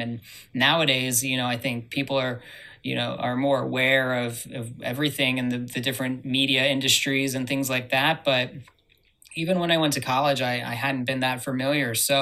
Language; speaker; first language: English; native; English